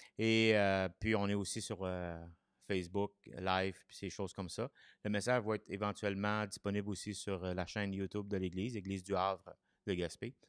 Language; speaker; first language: French; native; French